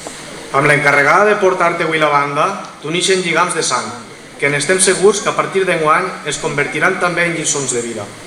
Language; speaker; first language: Catalan; native; Catalan